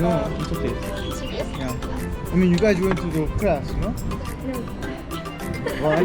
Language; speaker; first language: English; non-native, learner; Korean